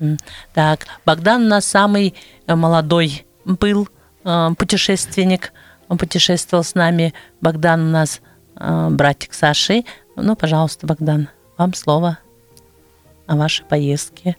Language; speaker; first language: Russian; non-native, local second language; Buriat